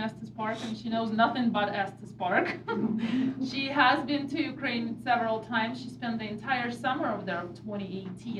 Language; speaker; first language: English; non-native, fluent; Russian